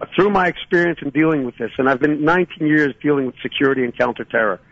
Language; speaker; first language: English; native; English